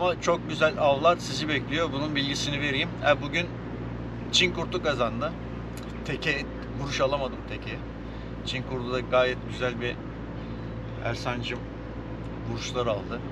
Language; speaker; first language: Turkish; native; Turkish